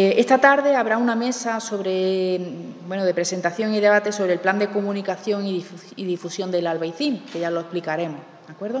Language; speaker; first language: Spanish; native; Spanish